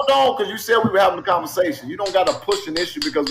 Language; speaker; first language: English; native; English